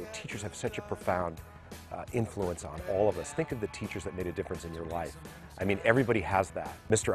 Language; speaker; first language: English; native; English